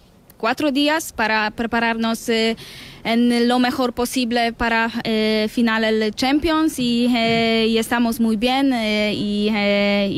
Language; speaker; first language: Spanish; non-native, learner; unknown